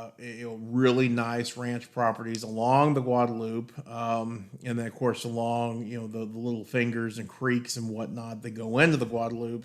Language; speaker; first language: English; native; English